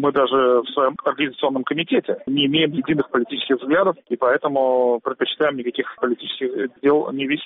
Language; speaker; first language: Russian; native; Russian